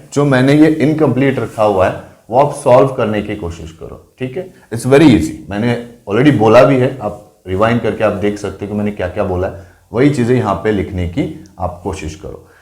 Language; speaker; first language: Hindi; non-native, local second language; Marathi